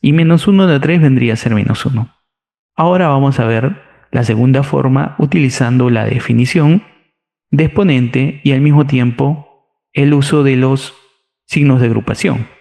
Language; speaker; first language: Spanish; native; Spanish